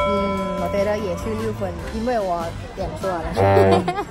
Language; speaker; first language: Chinese; non-native, learner; Thai